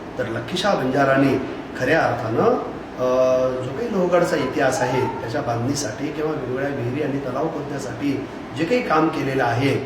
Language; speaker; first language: Marathi; non-native, local second language; Lambadi